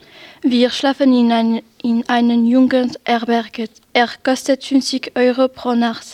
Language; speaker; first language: German; non-native, learner; French